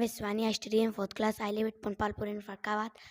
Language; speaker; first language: English; non-native, learner; Hindi